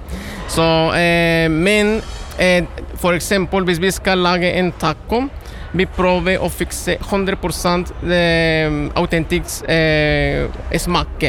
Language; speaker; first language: Norwegian; non-native, learner; Spanish